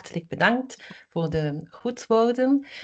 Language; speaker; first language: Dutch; non-native, local second language; German